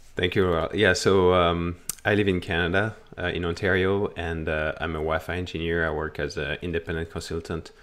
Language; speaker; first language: English; non-native, fluent; French